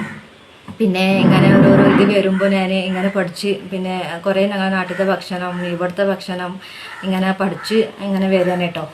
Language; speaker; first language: Malayalam; non-native, local second language; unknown